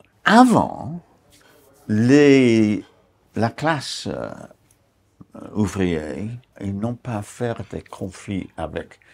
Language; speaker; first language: French; non-native, fluent; English